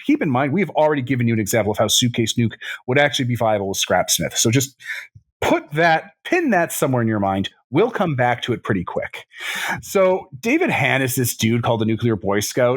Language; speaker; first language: English; native; English